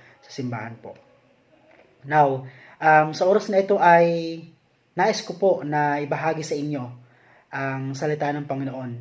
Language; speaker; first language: Filipino; non-native, local second language; Cebuano